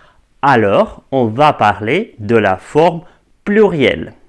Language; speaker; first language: French; non-native, fluent; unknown